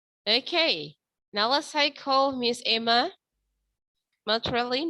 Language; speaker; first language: English; non-native, fluent; Indonesian